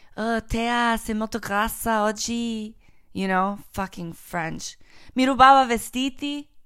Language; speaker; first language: Italian; non-native, fluent; Croatian